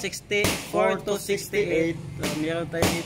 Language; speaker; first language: Filipino; non-native, local second language; Cebuano